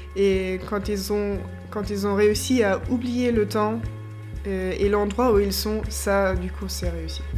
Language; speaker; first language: French; non-native, fluent; German